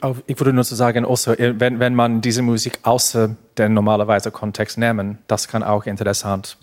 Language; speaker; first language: German; non-native, learner; English